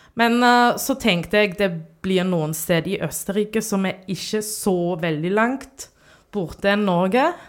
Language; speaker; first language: Norwegian; non-native, fluent; German